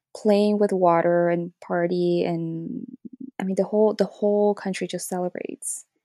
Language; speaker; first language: English; early bilingual, other home language; Spanish